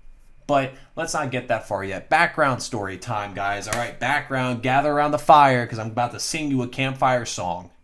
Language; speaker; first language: English; native; English